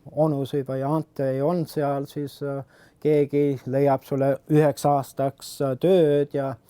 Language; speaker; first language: Estonian; early bilingual, heritage; Estonian